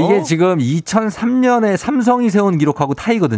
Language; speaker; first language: Korean; native; Korean